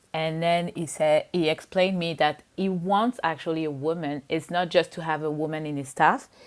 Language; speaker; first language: English; non-native, fluent; French